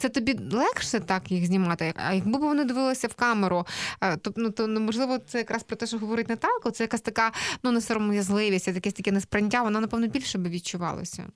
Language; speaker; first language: Ukrainian; native; Ukrainian